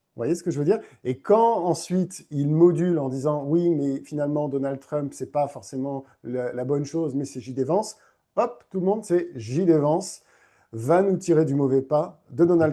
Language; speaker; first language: French; native; French